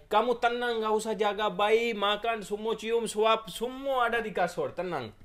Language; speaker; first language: Indonesian; non-native, fluent; Urdu